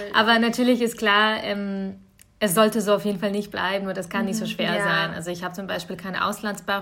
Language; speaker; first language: German; early bilingual, other home language; Russian